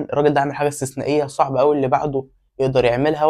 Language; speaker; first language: Arabic; native; Arabic